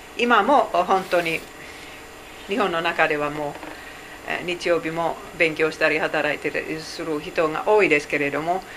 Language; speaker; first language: Japanese; non-native, fluent; Finnish